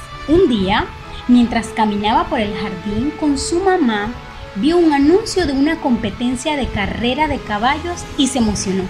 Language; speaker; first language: Spanish; native; Spanish